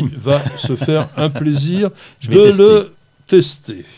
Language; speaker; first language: French; native; French